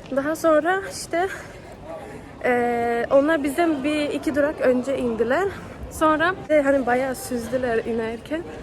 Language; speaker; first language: Turkish; early bilingual, heritage; Turkish